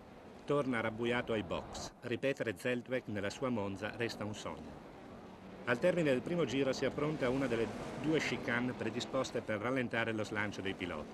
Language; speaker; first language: Italian; native; Italian